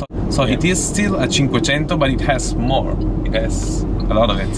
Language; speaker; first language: English; non-native, fluent; Italian